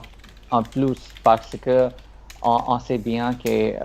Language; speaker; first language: French; non-native, learner; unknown